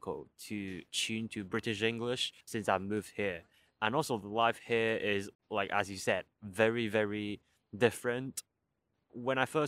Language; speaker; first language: English; non-native, local second language; Cantonese